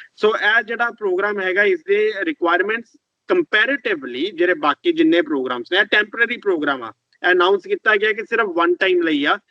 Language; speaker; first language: Punjabi; early bilingual, heritage; Punjabi